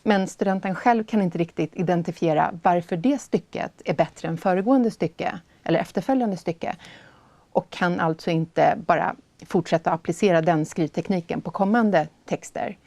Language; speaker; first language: Swedish; native; Swedish